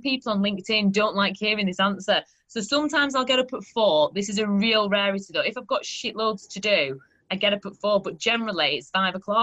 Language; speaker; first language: English; native; English